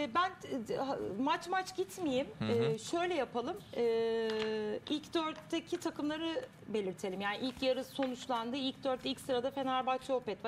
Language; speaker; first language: Turkish; native; Turkish